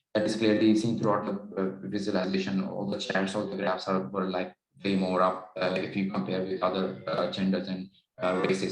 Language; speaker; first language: English; non-native, local second language; Urdu